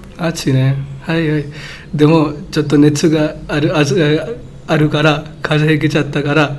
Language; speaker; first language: Japanese; non-native, learner; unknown